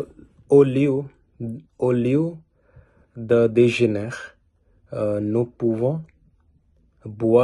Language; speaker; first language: French; non-native, learner; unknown